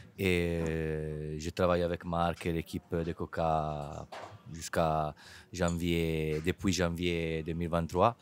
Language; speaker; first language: French; non-native, fluent; Italian